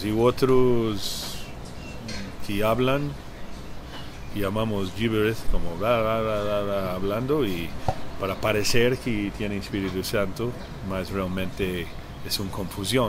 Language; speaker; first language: Spanish; non-native, learner; English